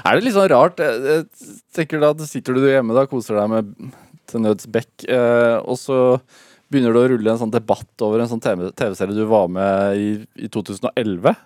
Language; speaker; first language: Norwegian; native; Norwegian